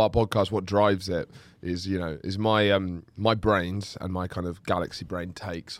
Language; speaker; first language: English; native; English